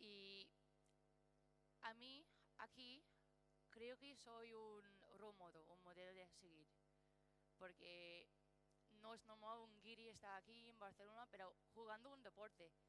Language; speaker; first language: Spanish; non-native, learner; English